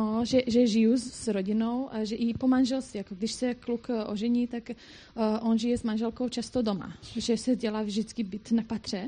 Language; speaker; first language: Czech; non-native, fluent; Croatian